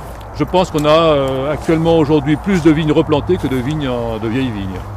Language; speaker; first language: French; native; French